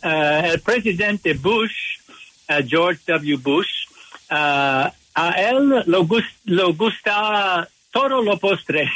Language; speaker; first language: Spanish; non-native, learner; English